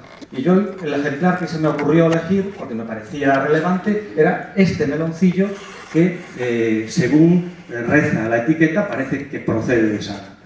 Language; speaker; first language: Spanish; native; Spanish